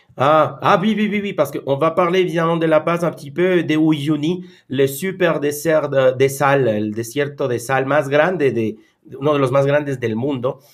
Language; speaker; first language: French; non-native, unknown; Spanish